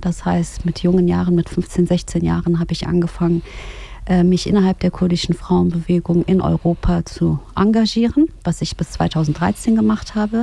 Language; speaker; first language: German; early bilingual, other home language; Kurdish